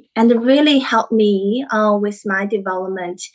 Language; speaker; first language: English; non-native, fluent; Chinese